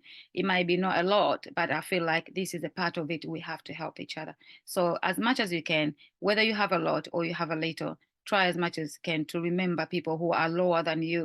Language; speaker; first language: English; non-native, fluent; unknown